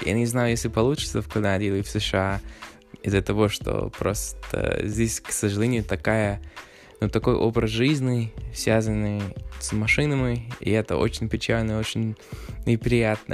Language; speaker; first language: Russian; non-native, fluent; English